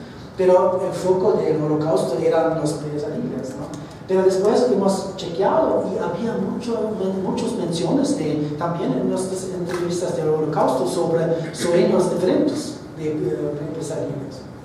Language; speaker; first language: Spanish; non-native, fluent; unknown